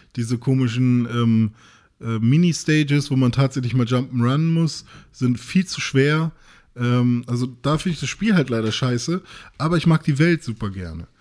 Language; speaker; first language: German; native; German